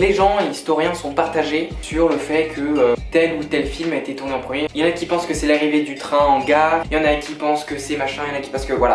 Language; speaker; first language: French; native; French